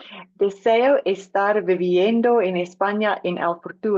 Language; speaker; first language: Spanish; non-native, learner; English